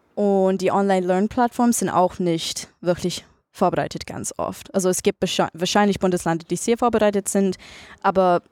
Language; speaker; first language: German; non-native, fluent; English